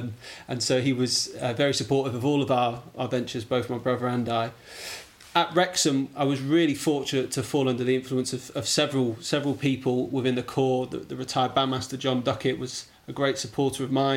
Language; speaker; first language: English; native; English